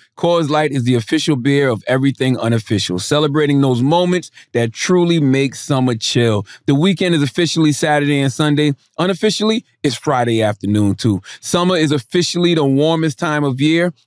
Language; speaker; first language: English; native; English